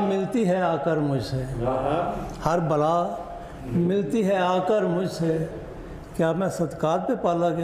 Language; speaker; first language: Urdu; non-native, local second language; Punjabi